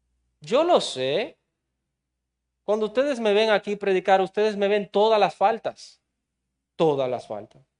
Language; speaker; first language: Spanish; native; Spanish